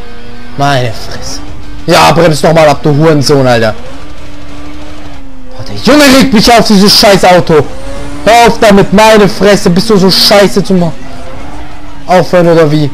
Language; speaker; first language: German; native; German